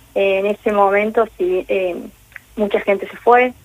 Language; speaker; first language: Spanish; native; Spanish